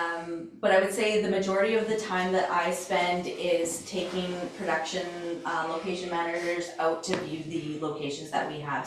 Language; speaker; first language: English; native; English